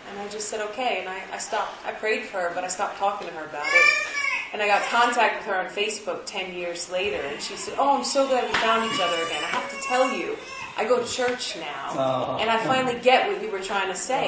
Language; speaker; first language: English; native; English